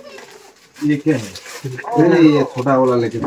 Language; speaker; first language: Hindi; non-native, local second language; Bangla